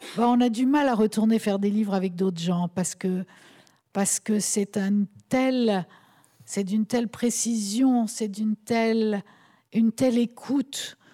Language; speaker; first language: French; native; French